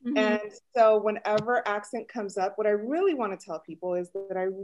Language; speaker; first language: English; early bilingual, other home language; Spanish